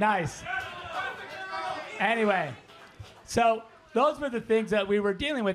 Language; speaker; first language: English; native; English